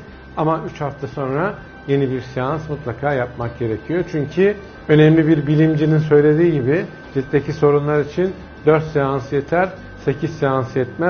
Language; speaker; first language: Turkish; native; Turkish